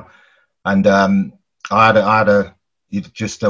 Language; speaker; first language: English; native; English